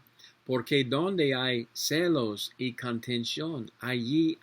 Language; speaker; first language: Spanish; non-native, learner; English